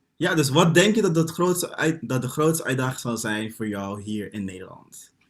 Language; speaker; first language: Dutch; non-native, local second language; Papiamento